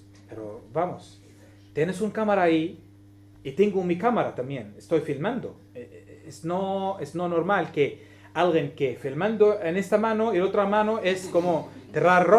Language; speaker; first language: Spanish; non-native, learner; Arabic